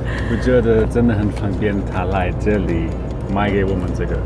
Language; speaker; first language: Chinese; non-native, fluent; German